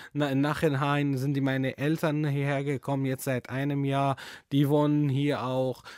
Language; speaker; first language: German; non-native, fluent; Arabic